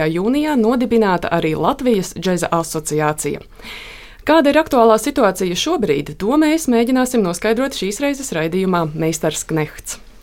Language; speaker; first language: Latvian; native; Latvian